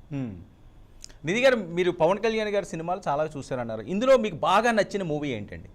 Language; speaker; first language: Telugu; native; Telugu